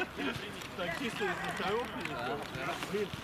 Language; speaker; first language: Russian; native; Russian